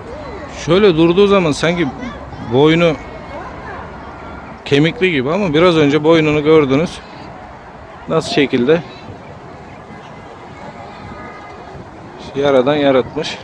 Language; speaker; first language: Turkish; native; Turkish